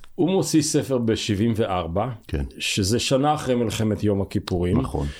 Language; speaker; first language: Hebrew; native; Hebrew